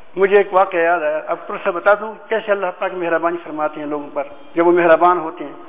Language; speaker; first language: Urdu; native; Urdu